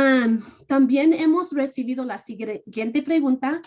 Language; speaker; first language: Spanish; non-native, fluent; English